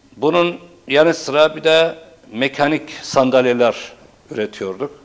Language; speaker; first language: Turkish; non-native, local second language; Turoyo